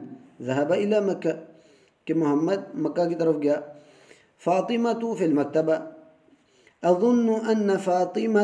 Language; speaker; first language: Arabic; non-native, fluent; Urdu